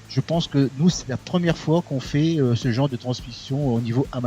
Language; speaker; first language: French; native; French